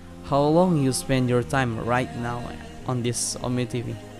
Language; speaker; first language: English; non-native, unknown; Indonesian